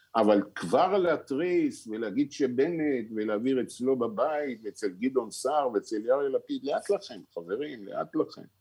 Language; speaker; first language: Hebrew; native; Hebrew